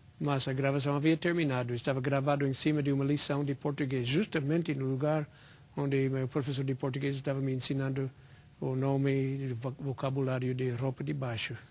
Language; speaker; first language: Portuguese; non-native, fluent; English